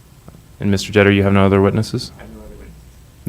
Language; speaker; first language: English; native; English